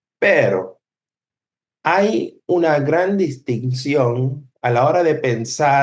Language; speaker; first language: Spanish; non-native, fluent; English